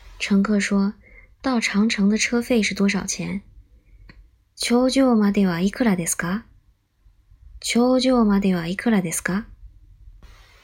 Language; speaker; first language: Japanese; non-native, fluent; Chinese